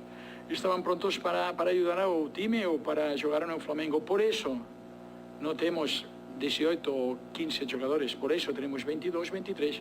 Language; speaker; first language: Portuguese; non-native, fluent; Spanish